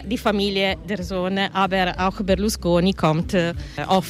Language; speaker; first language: German; non-native, learner; Italian